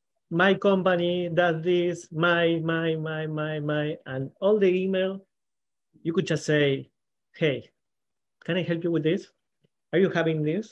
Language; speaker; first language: English; non-native, fluent; Spanish